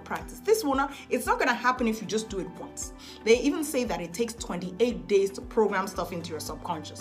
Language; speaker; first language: English; native; English